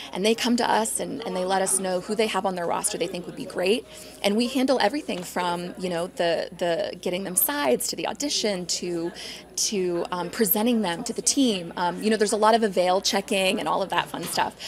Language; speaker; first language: English; native; English